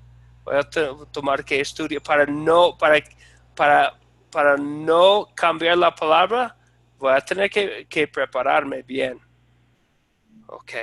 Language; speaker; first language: Spanish; non-native, fluent; English